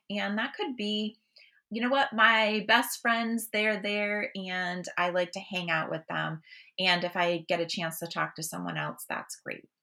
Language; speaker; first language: English; native; English